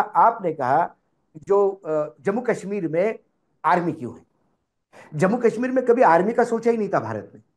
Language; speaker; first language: Hindi; non-native, local second language; Marathi